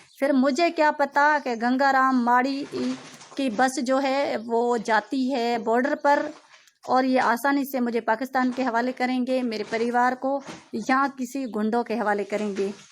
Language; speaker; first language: Urdu; non-native, local second language; Sindhi